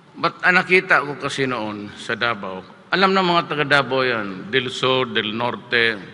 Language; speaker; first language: Filipino; non-native, local second language; Cebuano